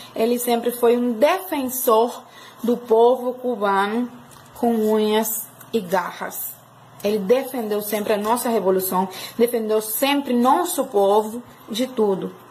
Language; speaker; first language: Portuguese; non-native, fluent; Spanish